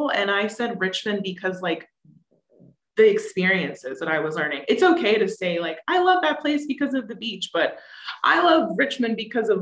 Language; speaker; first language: English; native; English